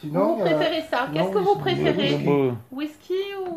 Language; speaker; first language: French; native; French